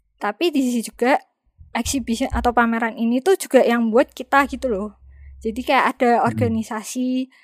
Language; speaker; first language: Indonesian; native; Indonesian